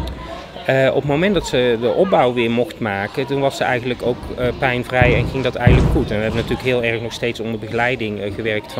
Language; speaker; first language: Dutch; native; Dutch